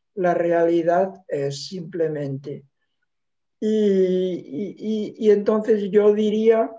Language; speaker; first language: Spanish; non-native, local second language; Catalan